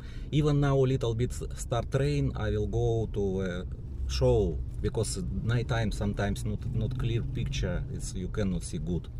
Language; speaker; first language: English; non-native, learner; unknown